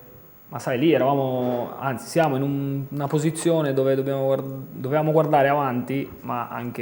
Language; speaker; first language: Italian; native; Italian